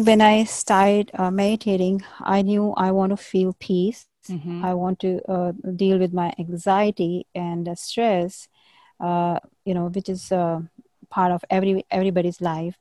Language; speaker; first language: English; non-native, local second language; Hindi